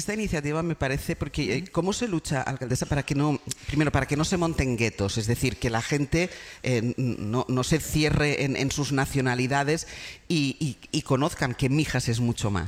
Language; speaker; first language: Spanish; native; Spanish